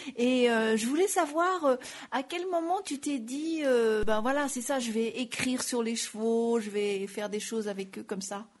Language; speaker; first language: French; native; French